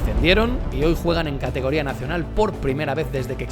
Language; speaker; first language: Spanish; native; Spanish